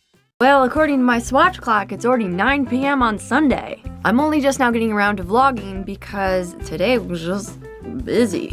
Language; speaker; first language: English; native; English